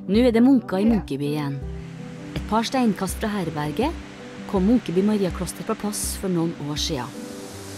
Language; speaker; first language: Norwegian; native; Norwegian